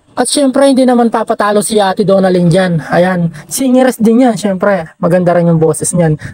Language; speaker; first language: Filipino; non-native, local second language; Pampanga